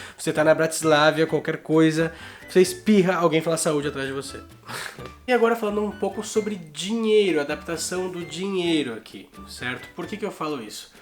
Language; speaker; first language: Portuguese; native; Portuguese